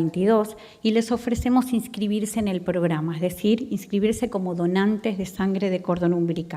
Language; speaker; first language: Spanish; native; Spanish